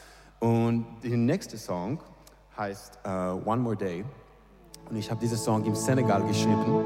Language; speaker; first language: German; non-native, learner; English